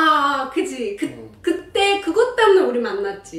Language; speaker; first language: Korean; non-native, learner; Persian